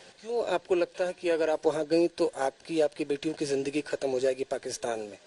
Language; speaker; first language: Hindi; native; Hindi